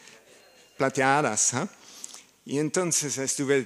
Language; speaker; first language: Spanish; non-native, learner; German